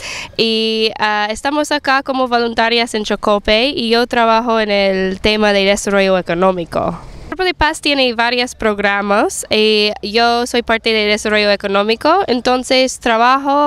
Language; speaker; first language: Spanish; non-native, fluent; English